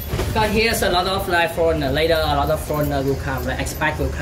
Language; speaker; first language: English; non-native, learner; Vietnamese